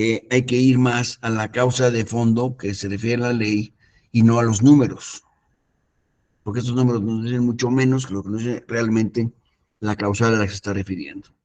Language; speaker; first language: Spanish; native; Spanish